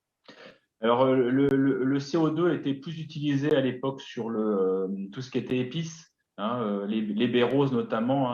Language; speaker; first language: French; native; French